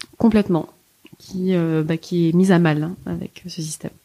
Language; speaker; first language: French; native; French